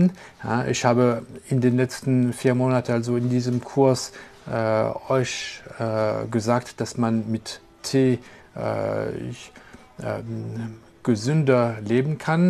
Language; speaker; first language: German; non-native, local second language; French